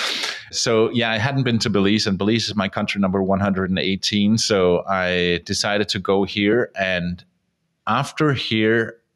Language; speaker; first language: English; non-native, fluent; Danish